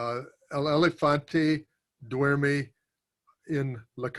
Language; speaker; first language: Spanish; non-native, learner; English